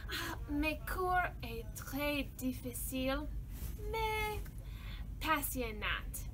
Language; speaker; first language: French; non-native, learner; English